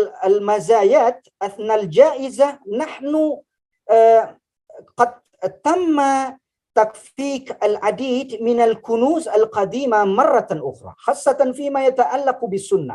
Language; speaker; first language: Arabic; non-native, fluent; Indonesian